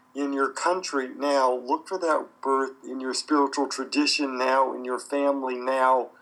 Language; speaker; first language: English; native; English